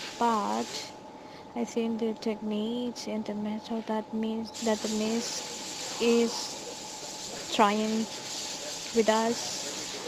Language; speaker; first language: English; non-native, fluent; Spanish